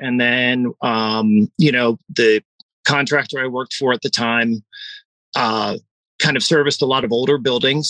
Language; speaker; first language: English; native; English